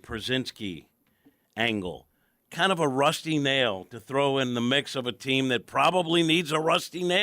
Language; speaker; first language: English; native; English